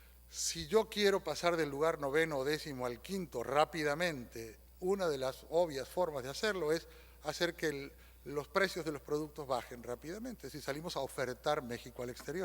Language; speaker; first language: Spanish; native; Spanish